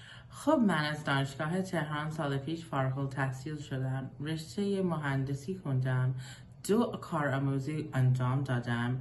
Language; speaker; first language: Persian; non-native, learner; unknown